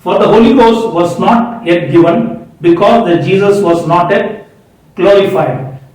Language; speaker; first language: English; non-native, local second language; Hindi